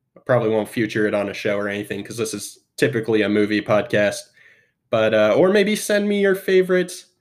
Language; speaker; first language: English; native; English